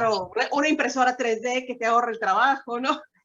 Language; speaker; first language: Spanish; native; Spanish